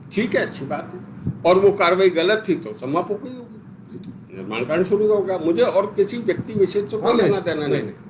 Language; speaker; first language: Hindi; native; Hindi